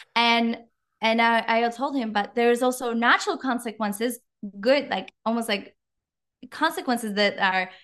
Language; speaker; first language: English; non-native, fluent; Czech